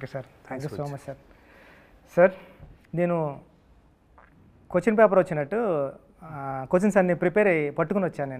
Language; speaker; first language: Telugu; native; Telugu